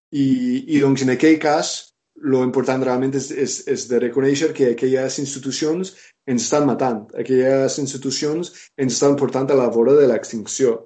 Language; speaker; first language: Catalan; non-native, fluent; English